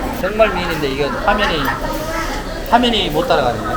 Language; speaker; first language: Korean; native; Korean